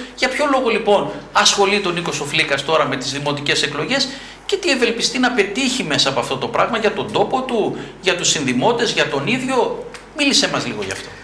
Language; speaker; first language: Greek; native; Greek